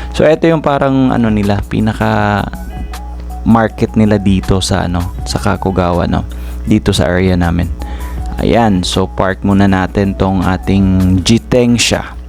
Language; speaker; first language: Filipino; native; Filipino